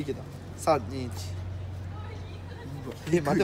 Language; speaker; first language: Japanese; native; Japanese